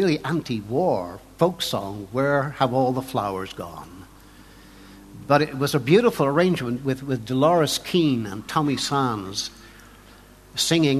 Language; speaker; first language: English; native; English